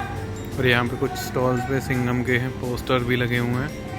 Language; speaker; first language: Hindi; native; Hindi